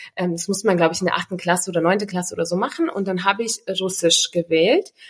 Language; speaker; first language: German; early bilingual, other home language; Russian